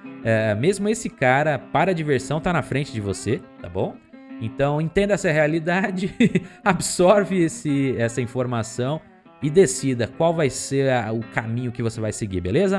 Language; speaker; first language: Portuguese; native; Portuguese